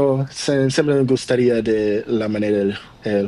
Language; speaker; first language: Spanish; non-native, learner; Portuguese